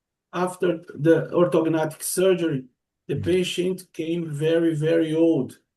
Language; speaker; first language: English; non-native, learner; Portuguese